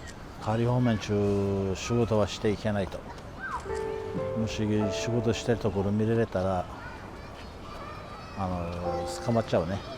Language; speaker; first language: Japanese; non-native, fluent; Kurdish